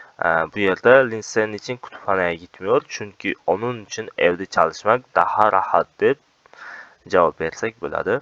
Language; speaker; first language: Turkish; non-native, fluent; Uzbek